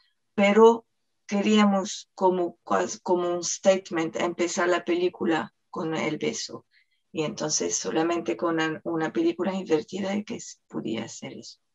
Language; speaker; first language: Spanish; non-native, fluent; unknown